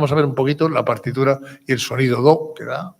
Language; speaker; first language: Spanish; native; Spanish